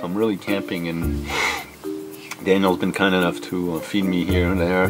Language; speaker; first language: English; native; English